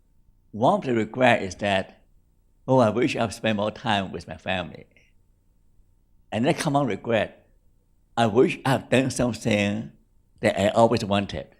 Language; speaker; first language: English; non-native, fluent; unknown